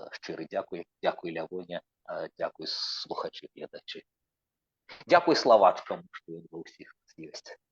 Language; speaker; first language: Belarusian; native; Belarusian